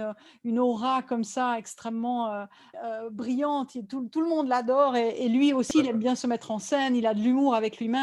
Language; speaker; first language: French; native; French